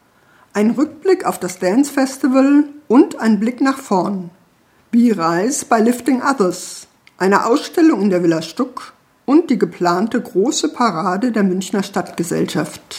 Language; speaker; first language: German; native; German